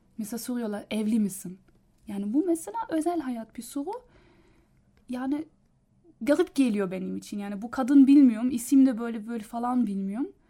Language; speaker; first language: Turkish; non-native, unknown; German